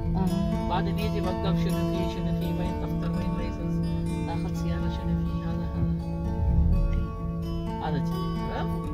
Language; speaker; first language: Arabic; non-native, learner; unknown